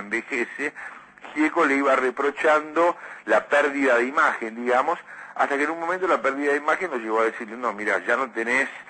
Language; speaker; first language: Spanish; native; Spanish